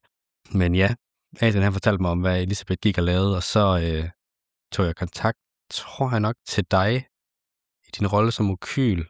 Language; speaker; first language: Danish; native; Danish